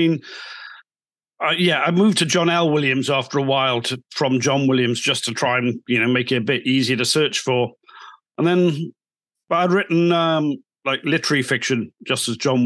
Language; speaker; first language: English; native; English